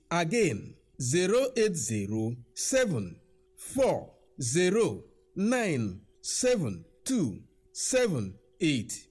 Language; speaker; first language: Nigerian Pidgin; non-native, local second language; Yoruba